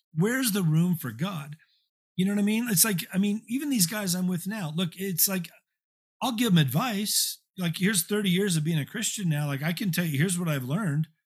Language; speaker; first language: English; native; English